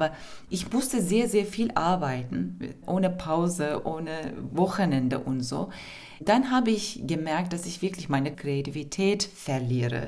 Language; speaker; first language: German; non-native, fluent; Turkish